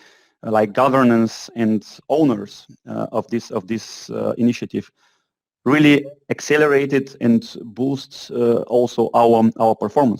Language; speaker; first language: English; non-native, fluent; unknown